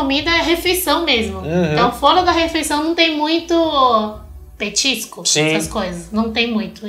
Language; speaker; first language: Portuguese; non-native, fluent; Chinese